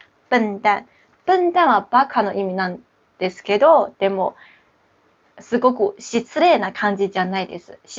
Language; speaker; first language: Japanese; non-native, local second language; Chinese